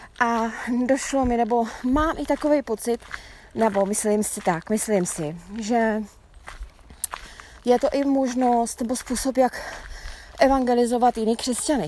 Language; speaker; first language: Czech; native; Czech